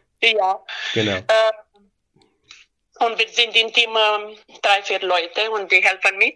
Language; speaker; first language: German; non-native, learner; Romanian